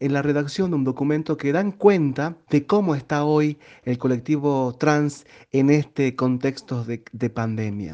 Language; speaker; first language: Spanish; native; Spanish